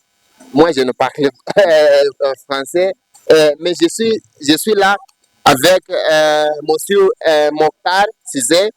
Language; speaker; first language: French; non-native, learner; Portuguese